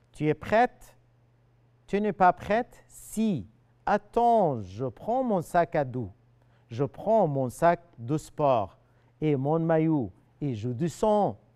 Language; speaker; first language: French; non-native, fluent; Arabic